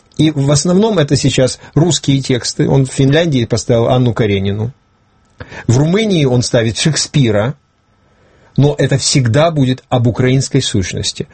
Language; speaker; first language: Russian; non-native, local second language; Ukrainian